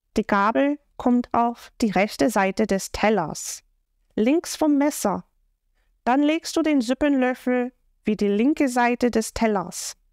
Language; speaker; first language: German; non-native, fluent; English